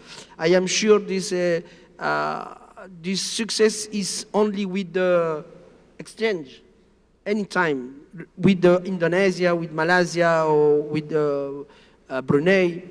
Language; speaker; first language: English; non-native, learner; Spanish